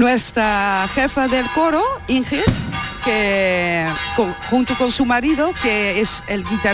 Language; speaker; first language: Spanish; non-native, fluent; Dutch